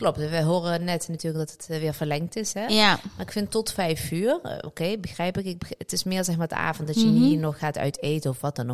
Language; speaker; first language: Dutch; early bilingual, other home language; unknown